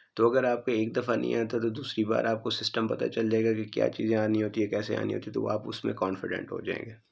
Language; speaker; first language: Urdu; non-native, local second language; Punjabi